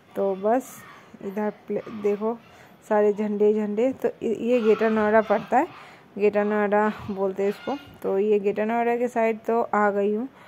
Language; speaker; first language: Hindi; non-native, local second language; Bangla